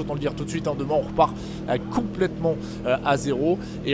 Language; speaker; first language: French; native; French